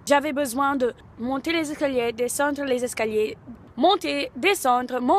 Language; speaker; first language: French; non-native, fluent; English